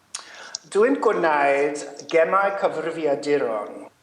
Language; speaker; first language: Welsh; non-native, learner; English